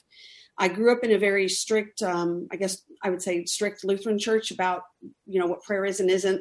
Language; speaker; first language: English; native; English